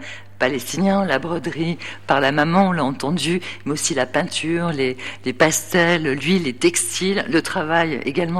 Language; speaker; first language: French; native; French